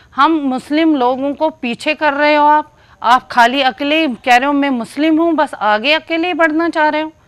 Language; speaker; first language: Hindi; native; Hindi